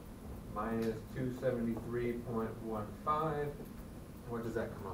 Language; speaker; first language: English; native; English